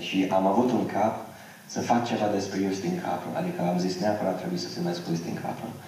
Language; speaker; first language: Romanian; non-native, fluent; English